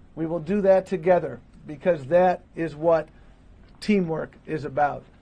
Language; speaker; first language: English; early bilingual, other home language; Spanish